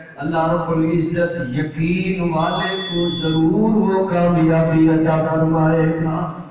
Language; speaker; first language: Urdu; non-native, local second language; Punjabi